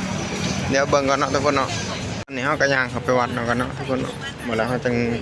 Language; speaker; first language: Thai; non-native, local second language; Lao